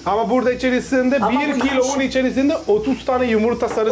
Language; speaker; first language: Turkish; non-native, learner; Italian